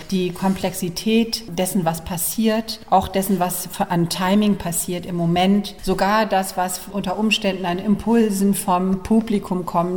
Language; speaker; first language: German; native; German